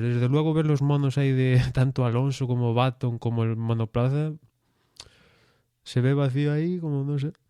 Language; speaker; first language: Spanish; native; Spanish